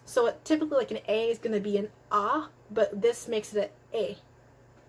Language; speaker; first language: English; native; English